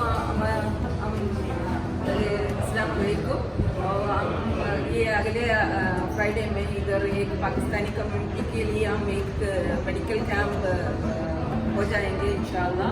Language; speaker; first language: Hindi; non-native, learner; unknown